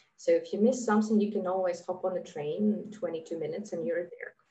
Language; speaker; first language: English; non-native, fluent; Latvian